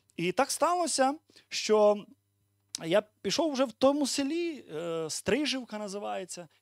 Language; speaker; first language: Ukrainian; native; Ukrainian